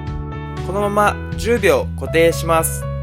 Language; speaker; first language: Japanese; native; Japanese